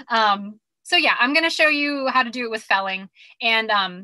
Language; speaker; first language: English; native; English